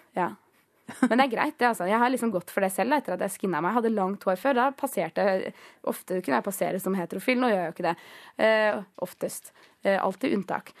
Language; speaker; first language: Norwegian; early bilingual, other home language; Greek